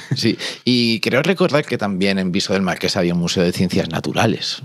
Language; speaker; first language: Spanish; native; Spanish